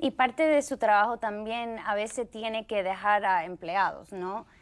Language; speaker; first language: Spanish; early bilingual, heritage; Spanish